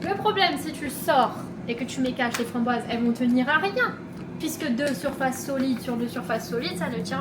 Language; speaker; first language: French; native; French